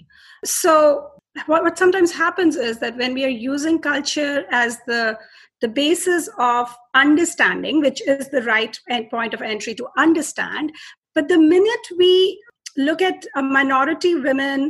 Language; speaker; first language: English; non-native, local second language; Hindi